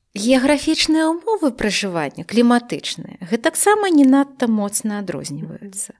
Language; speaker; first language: Belarusian; native; Belarusian